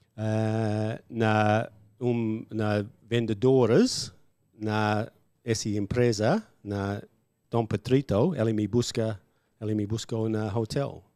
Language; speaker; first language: Portuguese; non-native, learner; English